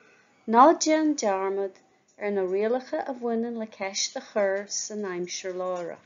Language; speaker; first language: Irish; non-native, local second language; English